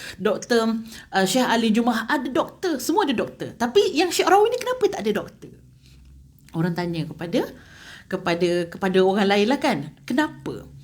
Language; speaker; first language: Malay; native; Malay